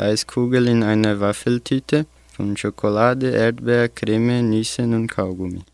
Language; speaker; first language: German; non-native, learner; Portuguese